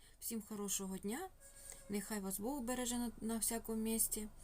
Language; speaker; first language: Ukrainian; non-native, local second language; Russian